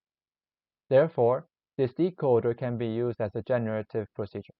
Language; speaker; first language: English; non-native, learner; Korean